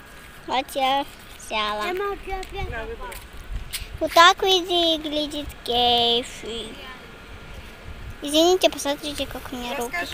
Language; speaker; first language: Russian; early bilingual, heritage; Russian